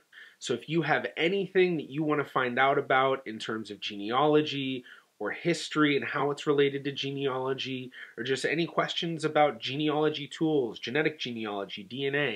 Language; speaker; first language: English; native; English